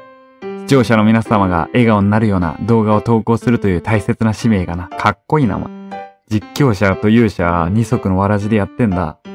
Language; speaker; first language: Japanese; native; Japanese